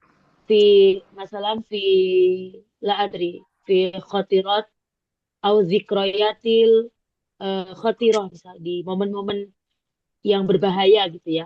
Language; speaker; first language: Arabic; non-native, fluent; Indonesian